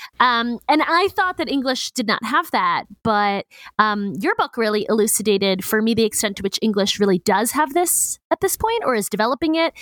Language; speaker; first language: English; native; English